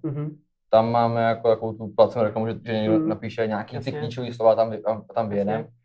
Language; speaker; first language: Czech; native; Czech